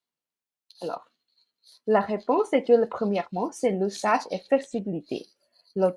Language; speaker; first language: French; non-native, fluent; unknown